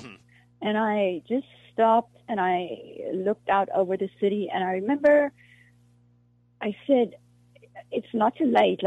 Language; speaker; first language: English; non-native, local second language; Afrikaans